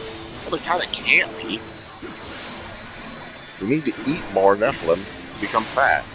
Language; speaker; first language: English; native; English